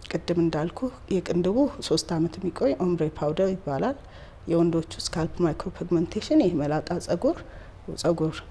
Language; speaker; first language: Amharic; native; Amharic